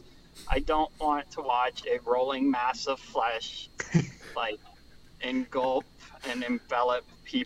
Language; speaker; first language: English; native; English